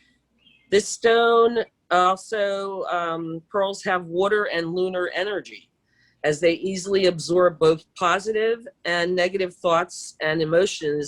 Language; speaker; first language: English; native; English